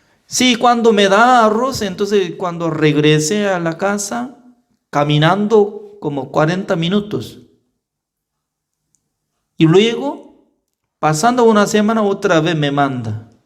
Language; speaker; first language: Spanish; non-native, fluent; Korean